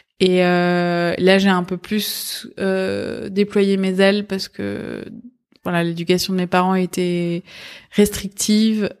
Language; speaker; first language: French; early bilingual, other home language; Persian